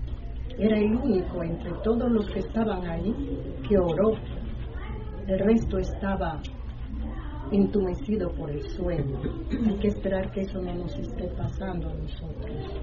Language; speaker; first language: Spanish; native; Spanish